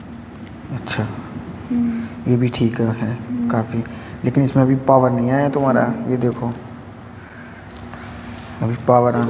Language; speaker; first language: Hindi; native; Hindi